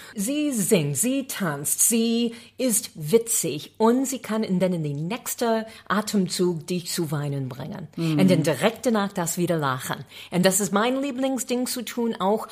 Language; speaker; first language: German; non-native, fluent; English